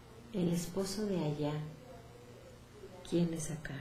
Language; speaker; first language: Spanish; native; Spanish